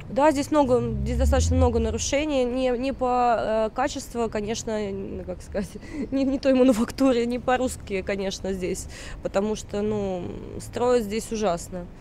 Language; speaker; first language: Russian; native; Russian